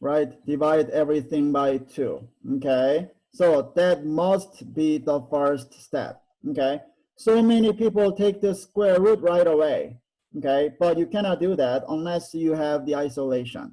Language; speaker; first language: English; non-native, fluent; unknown